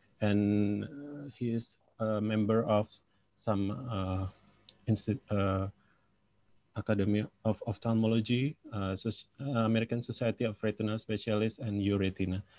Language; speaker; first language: English; non-native, local second language; Indonesian